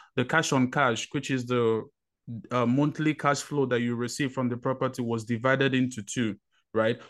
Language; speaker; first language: English; non-native, local second language; Igbo